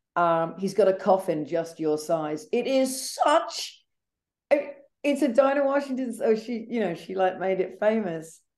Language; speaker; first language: English; native; English